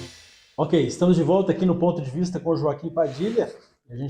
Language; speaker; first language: Portuguese; native; Portuguese